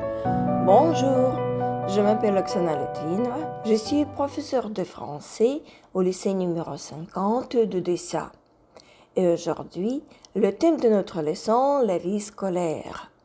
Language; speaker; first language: French; non-native, fluent; Ukrainian